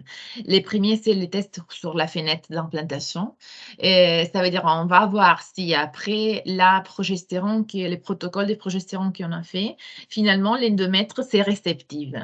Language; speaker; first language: French; non-native, fluent; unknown